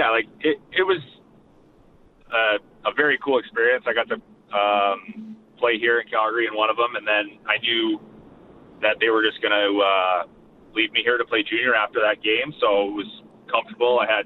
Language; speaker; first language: English; native; English